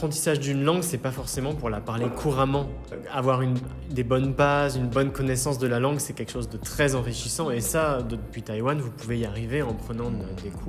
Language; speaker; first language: French; native; French